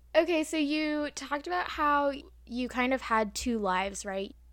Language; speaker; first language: English; native; English